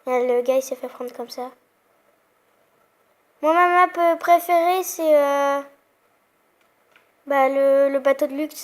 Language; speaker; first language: French; native; French